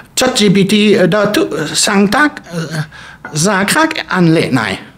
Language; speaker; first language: Vietnamese; non-native, fluent; German